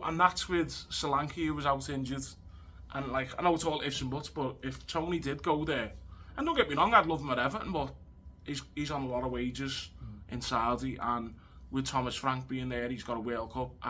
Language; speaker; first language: English; native; English